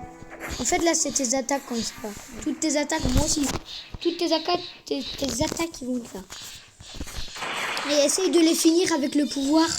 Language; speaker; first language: French; native; French